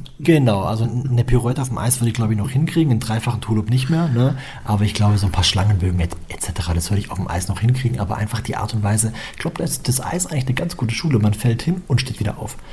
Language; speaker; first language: German; native; German